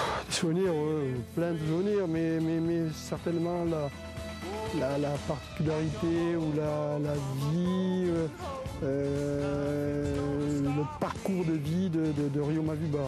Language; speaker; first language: French; native; French